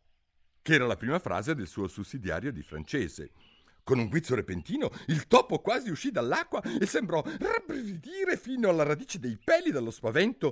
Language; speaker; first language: Italian; native; Italian